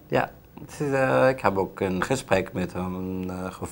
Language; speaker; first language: Dutch; non-native, learner; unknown